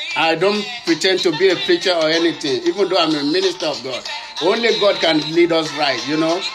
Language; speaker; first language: English; non-native, local second language; Yoruba